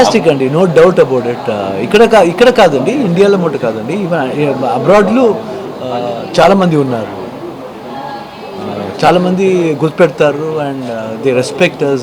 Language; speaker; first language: Telugu; non-native, learner; Kannada